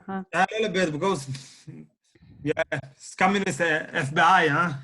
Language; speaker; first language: English; non-native, learner; Somali